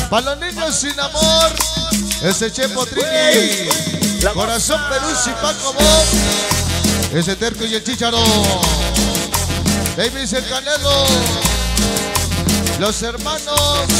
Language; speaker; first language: Spanish; native; Spanish